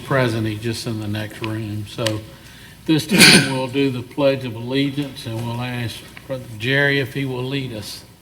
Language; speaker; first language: English; native; English